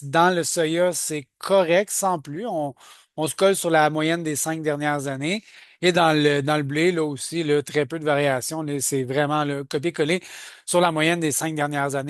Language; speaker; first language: French; native; French